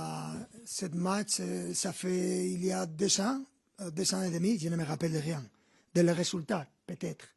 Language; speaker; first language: French; non-native, fluent; Spanish